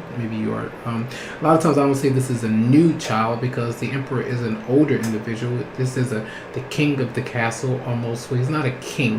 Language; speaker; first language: English; native; English